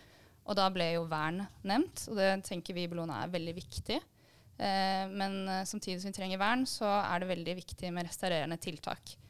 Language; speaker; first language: Norwegian; native; Norwegian